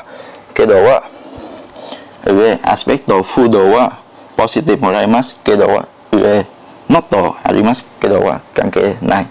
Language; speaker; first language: Japanese; non-native, learner; Thai